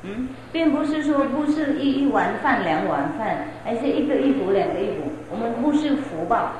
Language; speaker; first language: Chinese; non-native, fluent; Vietnamese